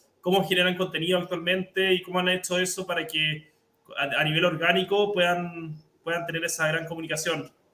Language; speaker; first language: Spanish; native; Spanish